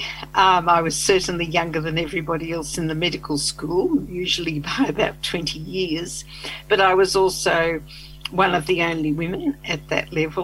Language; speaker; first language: English; native; English